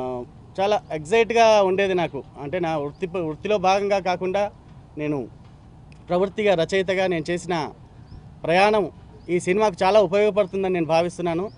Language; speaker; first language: Telugu; native; Telugu